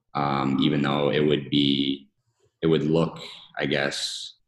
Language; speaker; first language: English; native; English